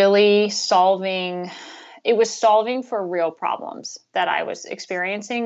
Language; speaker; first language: English; native; English